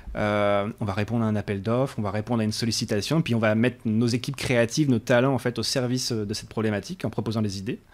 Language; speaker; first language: French; native; French